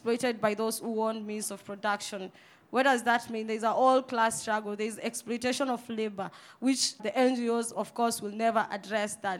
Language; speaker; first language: English; non-native, local second language; Swahili